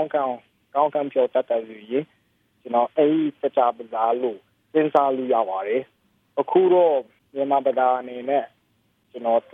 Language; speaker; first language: Burmese; non-native, learner; English